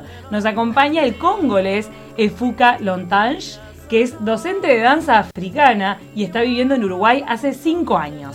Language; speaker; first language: Spanish; native; Spanish